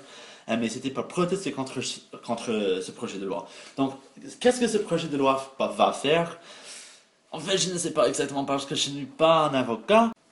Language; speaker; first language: French; non-native, fluent; English